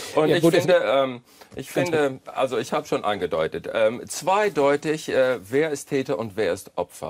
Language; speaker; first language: German; non-native, fluent; English